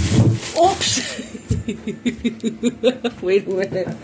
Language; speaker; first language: English; native; English